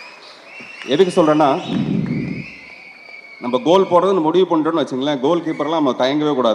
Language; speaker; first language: Tamil; native; Tamil